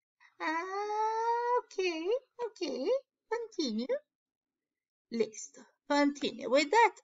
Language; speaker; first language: English; non-native, learner; Spanish